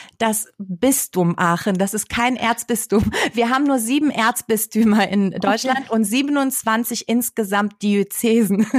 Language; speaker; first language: German; early bilingual, other home language; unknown